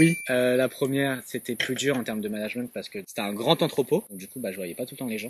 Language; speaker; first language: French; native; French